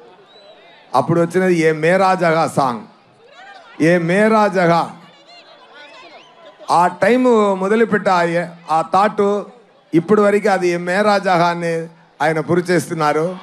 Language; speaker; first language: Telugu; non-native, learner; Tamil